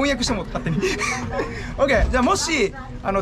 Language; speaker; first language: Japanese; native; Japanese